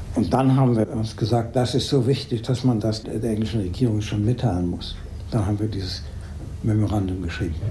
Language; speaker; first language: German; native; German